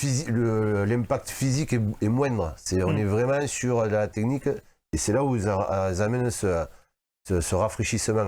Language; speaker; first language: French; native; French